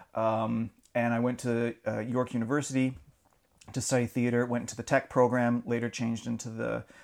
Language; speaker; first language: English; native; English